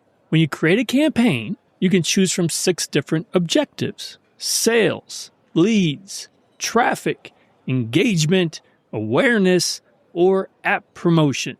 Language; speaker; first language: English; native; English